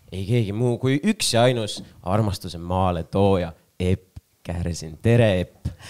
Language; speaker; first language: Estonian; non-native, local second language; Russian